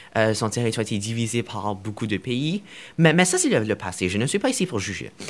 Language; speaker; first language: French; non-native, fluent; Chinese